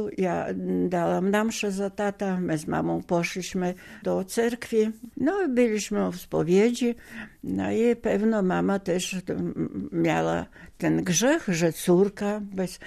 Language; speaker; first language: Polish; non-native, local second language; Ukrainian